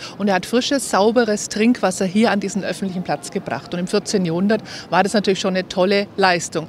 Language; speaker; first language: German; native; German